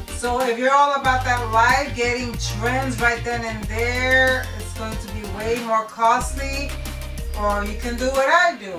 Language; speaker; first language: English; early bilingual, other home language; Spanish